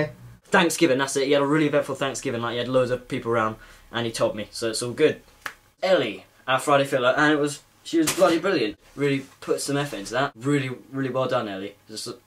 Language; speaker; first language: English; native; English